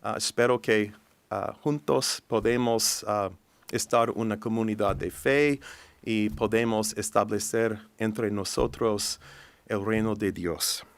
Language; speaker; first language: Spanish; non-native, learner; English